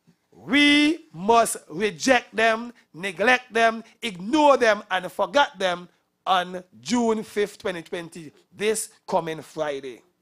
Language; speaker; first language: English; native; English